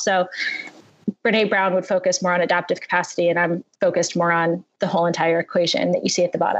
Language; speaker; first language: English; native; English